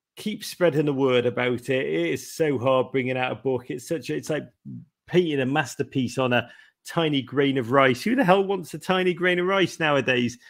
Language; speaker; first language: English; native; English